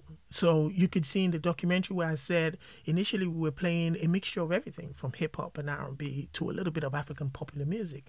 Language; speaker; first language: English; non-native, local second language; Yoruba